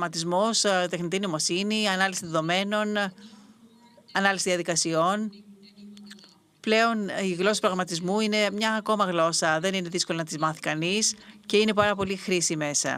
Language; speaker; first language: Greek; native; Greek